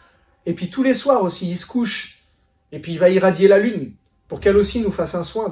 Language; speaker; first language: French; native; French